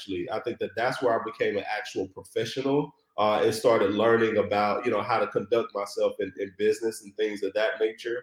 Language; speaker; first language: English; native; English